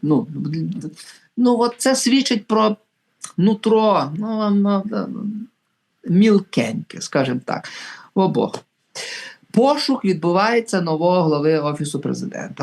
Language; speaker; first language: Ukrainian; native; Ukrainian